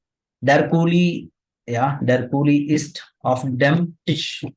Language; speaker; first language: German; non-native, fluent; Tamil